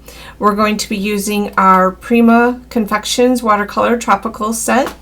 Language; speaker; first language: English; native; English